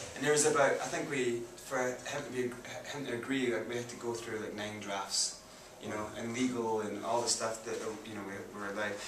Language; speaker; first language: English; native; English